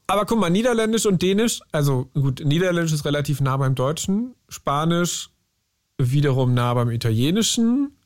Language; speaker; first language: German; native; German